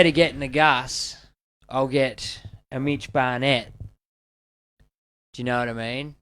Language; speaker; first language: English; native; English